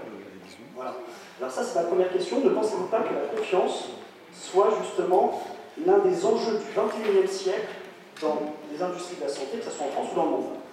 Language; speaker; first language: French; native; French